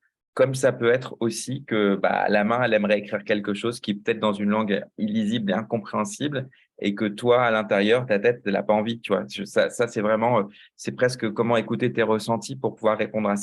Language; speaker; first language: French; native; French